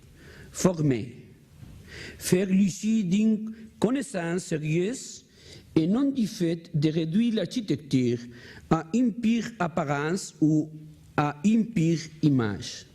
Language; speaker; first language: French; non-native, learner; Spanish